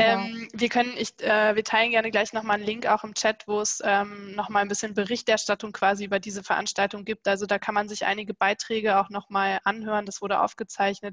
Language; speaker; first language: German; native; German